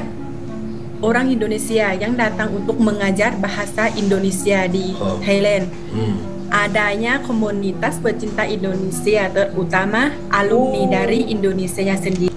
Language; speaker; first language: Indonesian; non-native, fluent; Thai